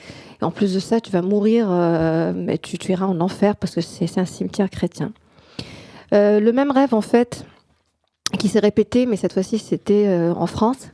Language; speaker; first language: French; non-native, local second language; Arabic